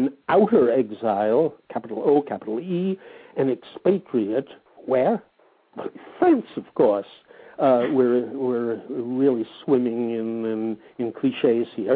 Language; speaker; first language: English; native; English